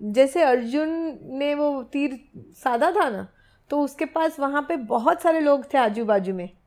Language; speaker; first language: Hindi; non-native, local second language; Gujarati